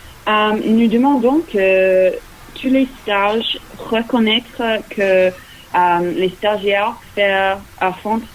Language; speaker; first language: French; non-native, fluent; English